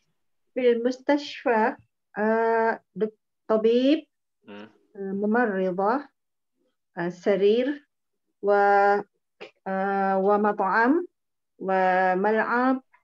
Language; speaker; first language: Arabic; non-native, learner; Malay